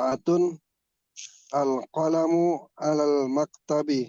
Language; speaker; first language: Arabic; non-native, learner; Indonesian